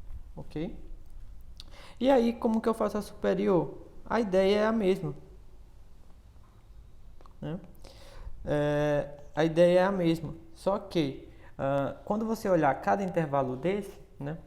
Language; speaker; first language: Portuguese; native; Portuguese